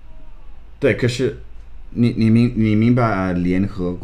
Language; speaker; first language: Chinese; non-native, fluent; English